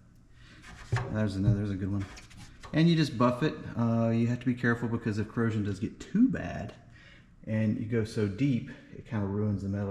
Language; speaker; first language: English; native; English